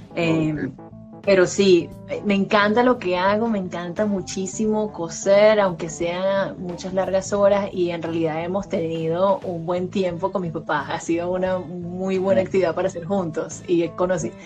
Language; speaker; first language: Spanish; native; Spanish